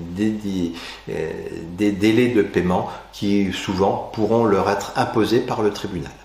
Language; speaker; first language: French; native; French